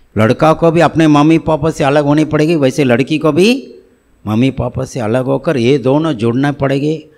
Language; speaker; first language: Hindi; non-native, local second language; Tamil